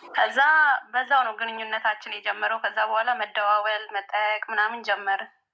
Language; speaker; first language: Amharic; native; Amharic